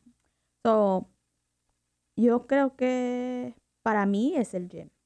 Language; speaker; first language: Spanish; early bilingual, heritage; Spanish